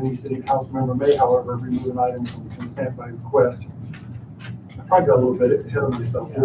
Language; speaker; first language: English; native; English